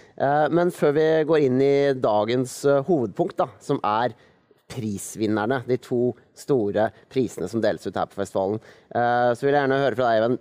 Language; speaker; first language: Norwegian; native; Norwegian